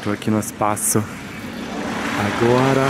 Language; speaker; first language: Portuguese; non-native, fluent; German